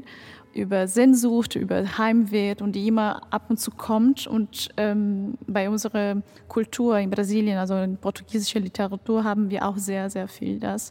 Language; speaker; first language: German; non-native, fluent; Portuguese